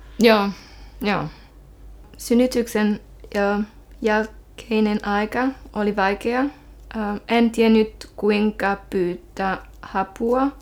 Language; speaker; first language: Finnish; non-native, learner; French